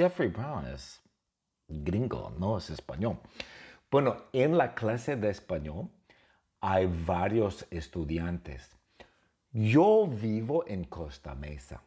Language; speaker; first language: Spanish; non-native, fluent; English